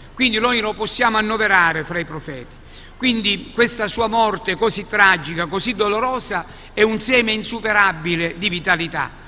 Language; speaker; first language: Italian; native; Italian